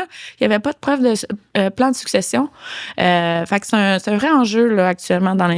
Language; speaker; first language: French; native; French